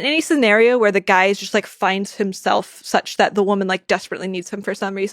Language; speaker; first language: English; native; English